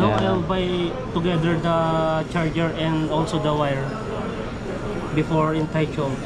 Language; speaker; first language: English; non-native, local second language; Filipino